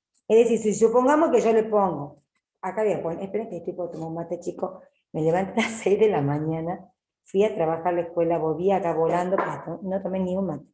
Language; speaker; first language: Spanish; native; Spanish